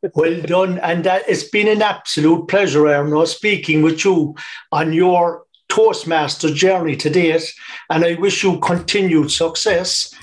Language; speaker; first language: English; native; English